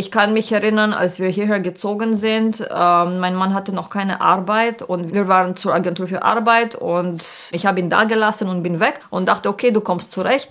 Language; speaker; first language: German; non-native, fluent; Romanian